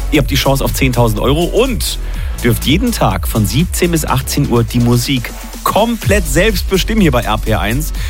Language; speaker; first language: German; native; German